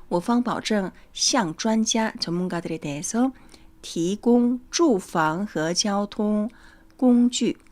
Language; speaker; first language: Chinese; native; Chinese